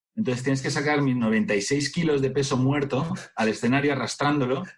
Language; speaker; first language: Spanish; native; Spanish